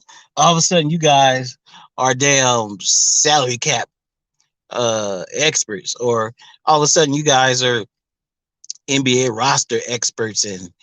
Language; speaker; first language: English; native; English